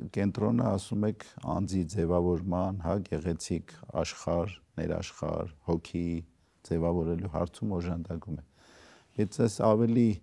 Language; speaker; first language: Armenian; native; Armenian